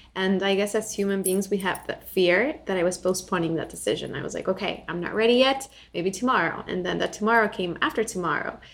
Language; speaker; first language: English; non-native, fluent; Spanish